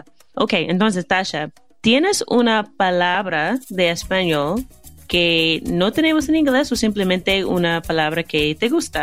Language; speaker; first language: Spanish; non-native, fluent; English